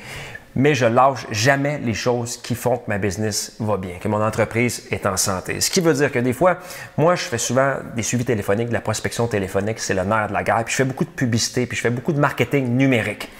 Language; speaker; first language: French; native; French